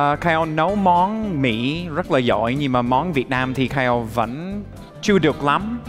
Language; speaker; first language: Vietnamese; non-native, fluent; English